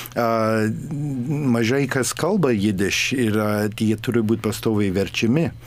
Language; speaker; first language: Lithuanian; early bilingual, heritage; English